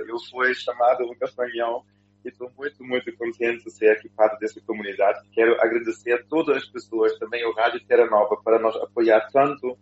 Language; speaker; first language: Portuguese; non-native, fluent; German